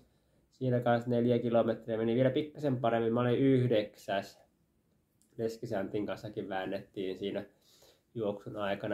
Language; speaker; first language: Finnish; native; Finnish